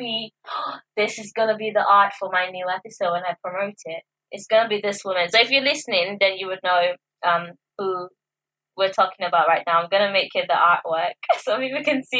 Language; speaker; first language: English; non-native, local second language; Yoruba